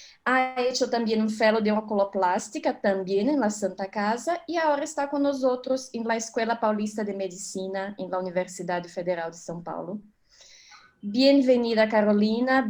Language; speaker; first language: Spanish; non-native, fluent; Portuguese